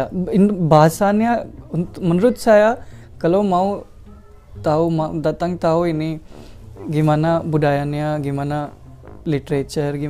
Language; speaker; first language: Indonesian; non-native, learner; Hindi